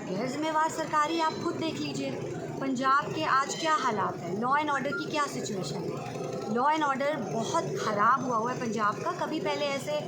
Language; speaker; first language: Hindi; non-native, local second language; Punjabi